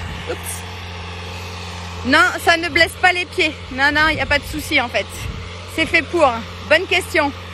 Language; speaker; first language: French; native; French